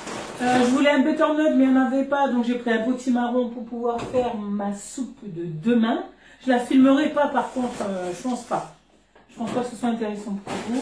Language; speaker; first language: French; native; French